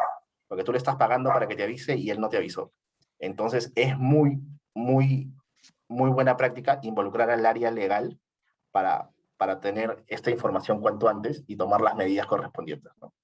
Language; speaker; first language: Spanish; native; Spanish